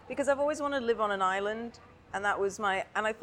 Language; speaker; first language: English; native; English